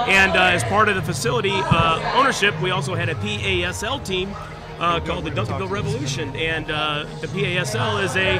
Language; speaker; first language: English; native; English